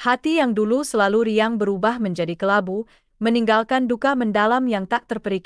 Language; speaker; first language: Indonesian; native; Indonesian